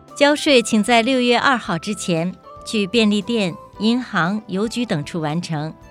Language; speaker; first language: Chinese; native; Chinese